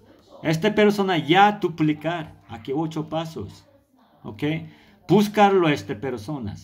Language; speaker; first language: Spanish; non-native, learner; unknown